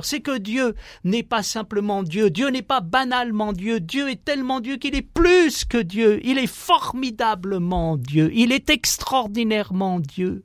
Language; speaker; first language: French; native; French